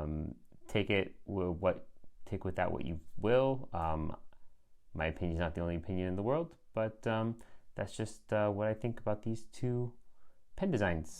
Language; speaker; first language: English; native; English